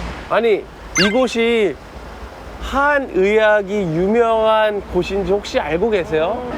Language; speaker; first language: Korean; native; Korean